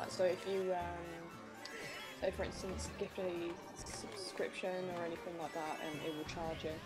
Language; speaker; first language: English; native; English